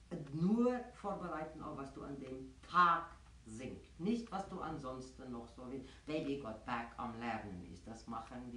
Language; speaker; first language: German; non-native, fluent; Afrikaans